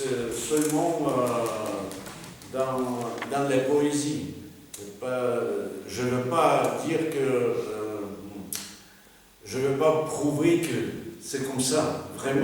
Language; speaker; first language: French; non-native, fluent; Russian